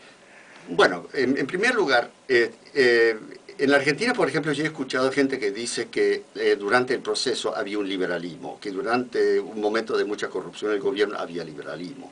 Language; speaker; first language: Spanish; non-native, fluent; English